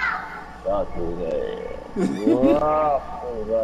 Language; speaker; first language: English; native; English